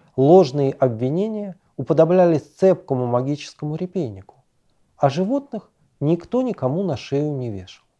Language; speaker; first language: Russian; native; Russian